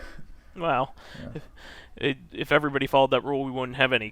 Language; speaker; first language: English; native; English